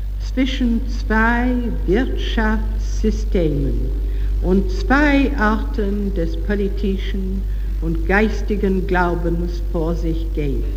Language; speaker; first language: German; non-native, learner; English